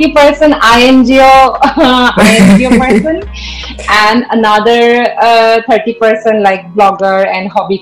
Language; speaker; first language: English; non-native, local second language; Assamese